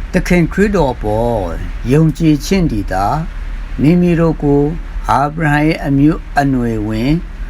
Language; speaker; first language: Burmese; non-native, local second language; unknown